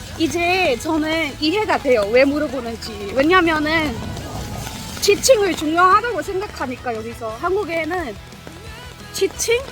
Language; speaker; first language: Korean; non-native, fluent; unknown